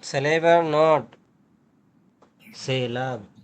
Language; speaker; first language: English; non-native, learner; Urdu